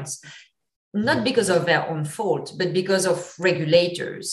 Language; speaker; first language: English; non-native, fluent; French